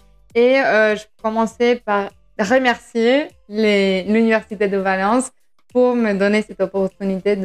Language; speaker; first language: French; non-native, fluent; Spanish